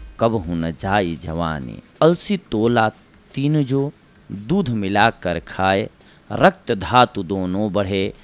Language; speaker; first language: Hindi; native; Hindi